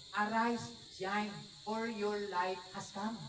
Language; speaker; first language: English; non-native, local second language; Filipino